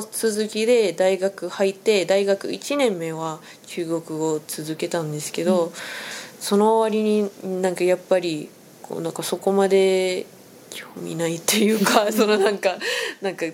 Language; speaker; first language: Japanese; non-native, fluent; English